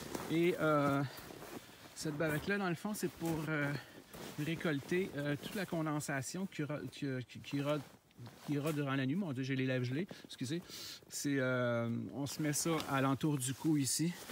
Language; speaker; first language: French; native; French